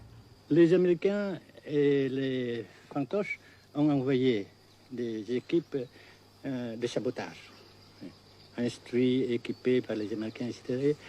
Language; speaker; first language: French; non-native, fluent; Vietnamese